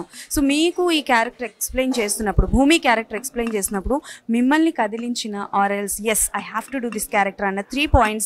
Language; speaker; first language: Telugu; native; Telugu